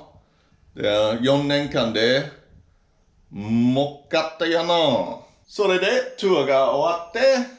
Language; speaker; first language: Japanese; non-native, learner; English